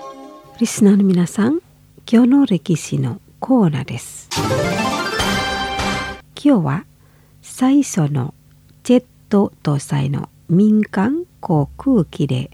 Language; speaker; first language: Japanese; non-native, fluent; Indonesian